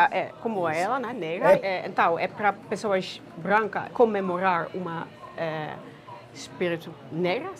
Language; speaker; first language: Portuguese; non-native, learner; Dutch